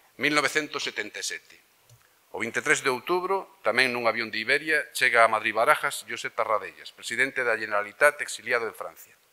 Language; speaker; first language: Galician; native; Galician